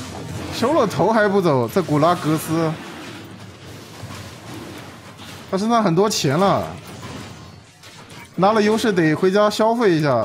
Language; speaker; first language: Chinese; native; Chinese